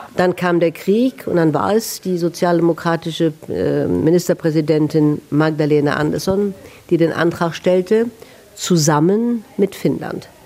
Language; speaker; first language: German; native; German